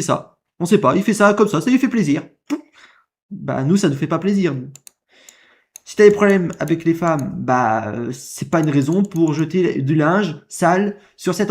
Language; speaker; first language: French; native; French